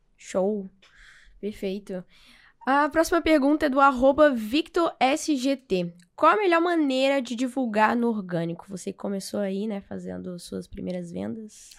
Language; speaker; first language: Portuguese; native; Portuguese